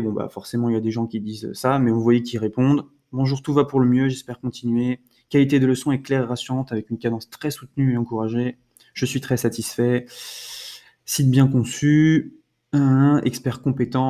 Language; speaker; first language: French; native; French